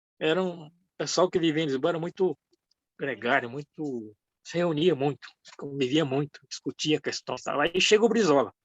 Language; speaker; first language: Portuguese; early bilingual, other home language; Japanese